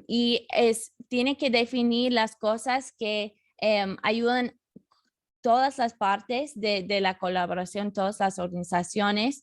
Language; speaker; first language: Spanish; non-native, fluent; English